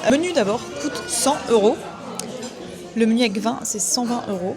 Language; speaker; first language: French; native; French